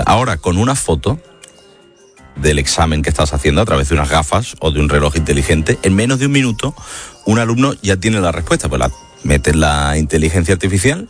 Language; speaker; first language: Spanish; native; Spanish